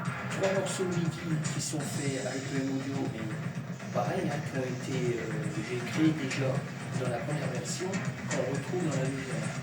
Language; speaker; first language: French; native; French